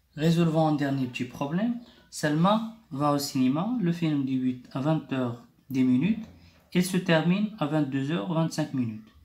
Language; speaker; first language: French; non-native, local second language; Arabic